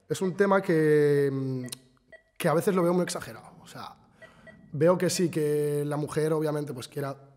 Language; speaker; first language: Spanish; early bilingual, other home language; Arabic